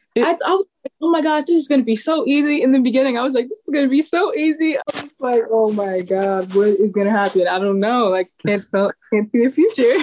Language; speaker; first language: English; native; English